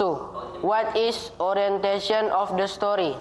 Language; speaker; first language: English; non-native, learner; Indonesian